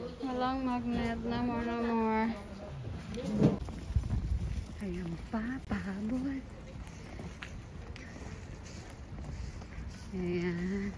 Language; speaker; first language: Japanese; non-native, learner; Filipino